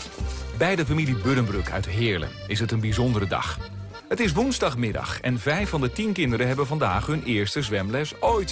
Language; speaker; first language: Dutch; native; Dutch